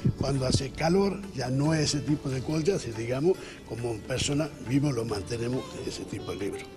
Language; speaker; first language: Spanish; non-native, learner; Punjabi